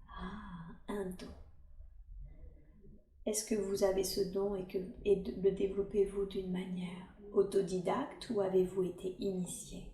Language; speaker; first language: French; native; French